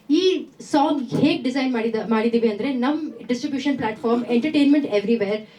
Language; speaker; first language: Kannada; non-native, local second language; Tamil